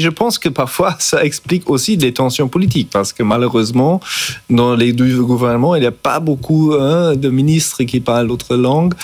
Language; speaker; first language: French; non-native, fluent; German